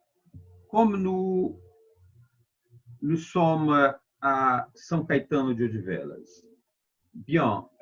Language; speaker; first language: French; non-native, fluent; Portuguese